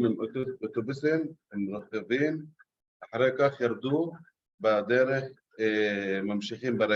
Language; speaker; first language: Hebrew; non-native, local second language; Arabic